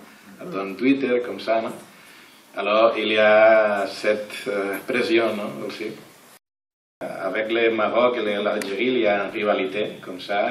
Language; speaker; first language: French; non-native, learner; Catalan